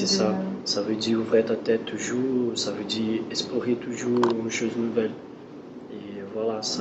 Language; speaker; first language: French; non-native, learner; Portuguese